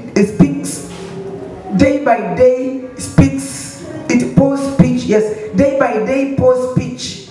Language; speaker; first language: English; non-native, local second language; Swahili